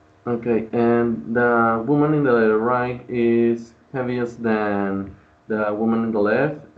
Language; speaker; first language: English; non-native, learner; Spanish